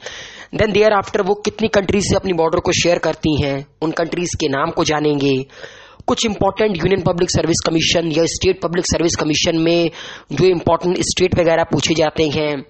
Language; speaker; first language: Hindi; native; Hindi